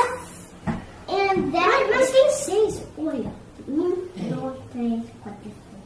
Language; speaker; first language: Portuguese; early bilingual, heritage; Portuguese